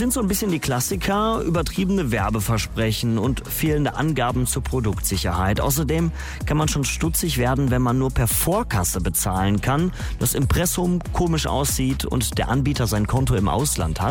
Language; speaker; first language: German; native; German